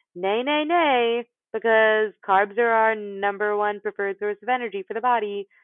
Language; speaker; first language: English; native; English